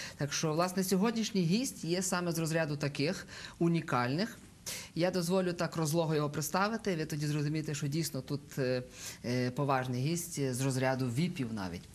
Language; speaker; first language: Ukrainian; native; Ukrainian